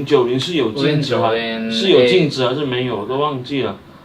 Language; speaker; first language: Chinese; native; Chinese